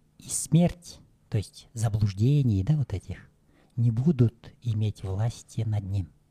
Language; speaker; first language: Russian; non-native, local second language; Kyrgyz